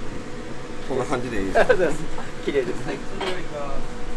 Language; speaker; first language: Japanese; native; Japanese